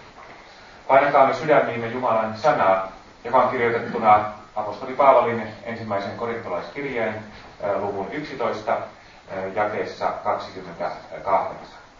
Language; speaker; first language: Finnish; native; Finnish